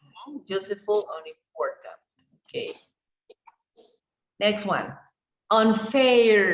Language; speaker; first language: English; non-native, fluent; Spanish